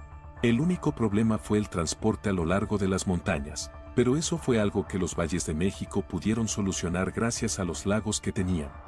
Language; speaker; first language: Spanish; native; Spanish